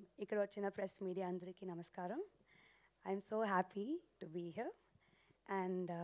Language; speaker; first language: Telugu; non-native, learner; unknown